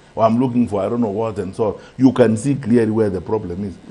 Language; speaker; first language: English; non-native, local second language; Gusii